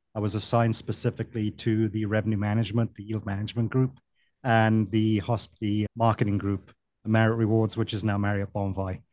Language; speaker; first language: English; native; English